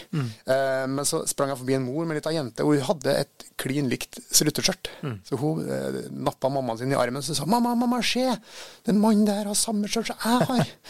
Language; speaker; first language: Norwegian; early bilingual, other home language; Swedish